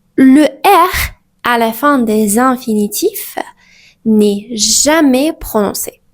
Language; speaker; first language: French; native; French